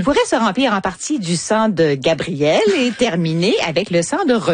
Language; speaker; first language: French; native; French